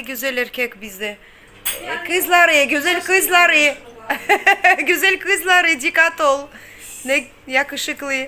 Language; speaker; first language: Turkish; non-native, learner; Russian